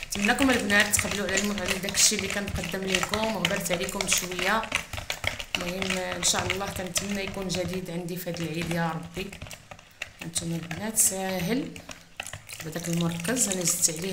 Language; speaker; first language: Arabic; native; Arabic